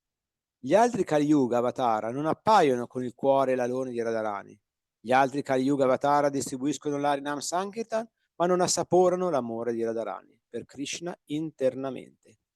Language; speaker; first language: Italian; native; Italian